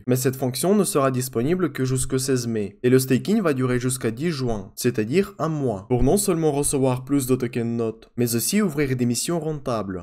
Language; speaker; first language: French; non-native, fluent; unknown